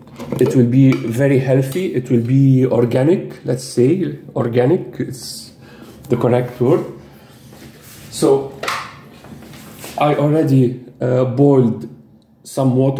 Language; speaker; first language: English; non-native, fluent; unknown